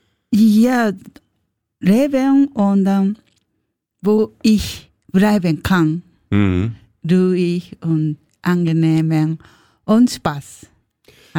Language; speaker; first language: German; non-native, learner; Japanese